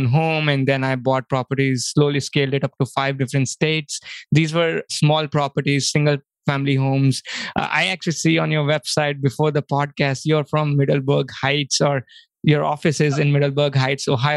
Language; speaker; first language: English; non-native, local second language; Hindi